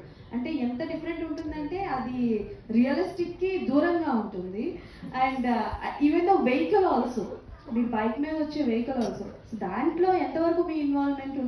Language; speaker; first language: Telugu; native; Telugu